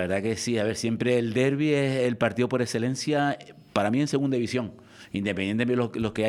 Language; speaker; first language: Spanish; native; Spanish